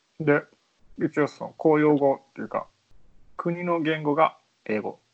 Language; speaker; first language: Japanese; native; Japanese